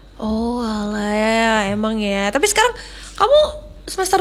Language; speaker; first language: Indonesian; native; Indonesian